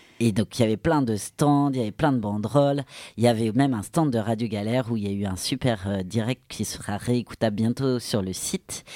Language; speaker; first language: French; native; French